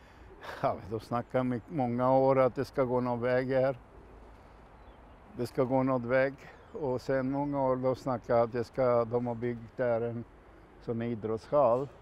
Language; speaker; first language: Swedish; non-native, fluent; Macedonian